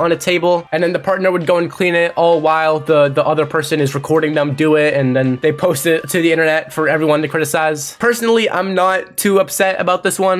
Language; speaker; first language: English; native; English